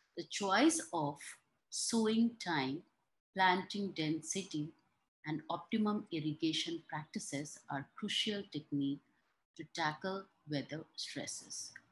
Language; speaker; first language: English; non-native, local second language; Hindi